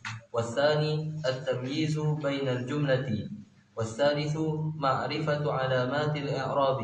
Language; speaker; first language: Arabic; non-native, learner; Malay